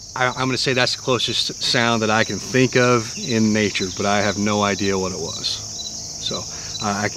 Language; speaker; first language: English; native; English